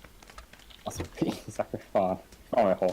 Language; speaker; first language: Swedish; native; Swedish